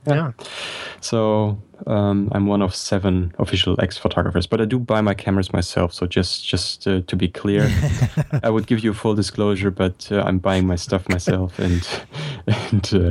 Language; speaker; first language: English; non-native, fluent; German